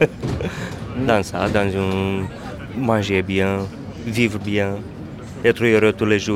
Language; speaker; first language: French; non-native, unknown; Romanian